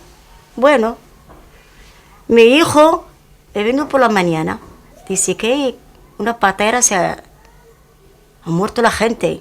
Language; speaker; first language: Spanish; non-native, learner; Arabic